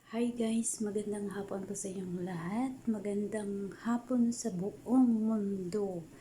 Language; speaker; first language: Filipino; non-native, local second language; Cebuano